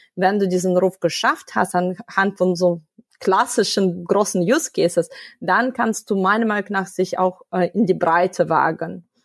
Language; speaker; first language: German; non-native, fluent; Russian